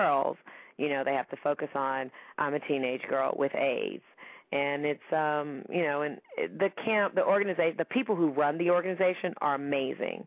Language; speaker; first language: English; native; English